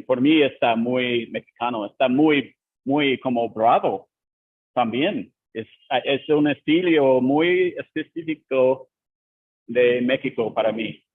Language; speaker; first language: Spanish; non-native, learner; English